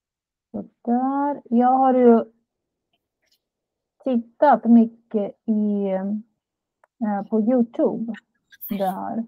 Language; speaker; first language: Swedish; non-native, fluent; Russian